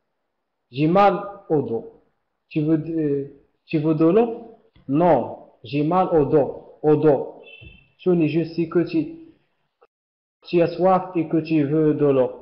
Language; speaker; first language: French; non-native, learner; Arabic